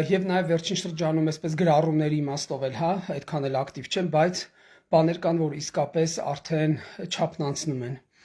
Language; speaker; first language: Armenian; native; Armenian